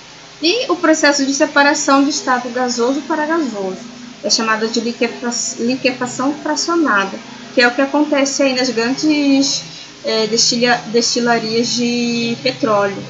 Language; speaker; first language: Portuguese; native; Portuguese